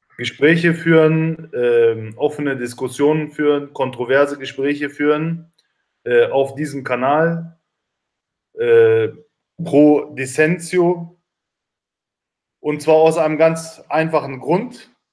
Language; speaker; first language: German; early bilingual, other home language; Turkish